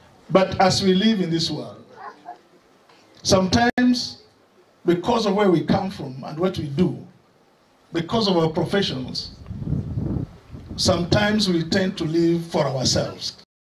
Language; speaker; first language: English; non-native, local second language; Swahili